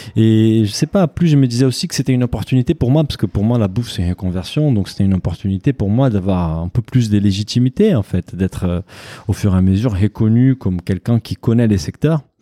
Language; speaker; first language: French; non-native, fluent; Portuguese